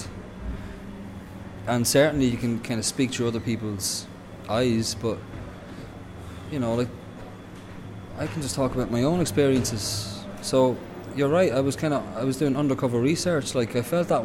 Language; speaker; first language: English; native; English